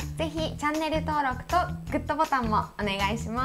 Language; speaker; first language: Japanese; native; Japanese